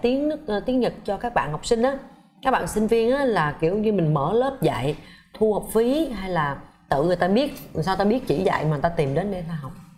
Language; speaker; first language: Vietnamese; native; Vietnamese